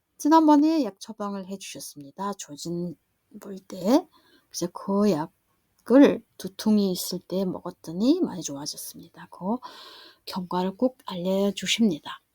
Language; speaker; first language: Korean; non-native, fluent; Mongolian